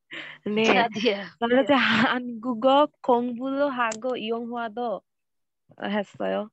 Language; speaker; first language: Korean; non-native, learner; Bangla